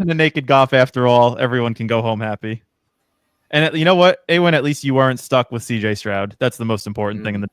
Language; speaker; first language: English; native; English